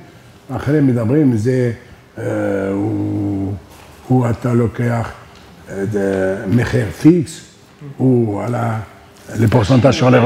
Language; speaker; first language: Hebrew; non-native, learner; French